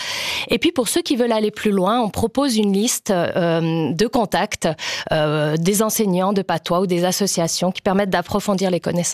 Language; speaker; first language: French; native; French